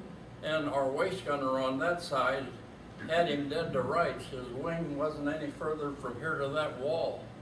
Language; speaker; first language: English; native; English